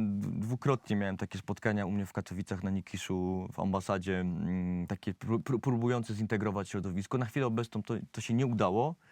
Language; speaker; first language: Polish; native; Polish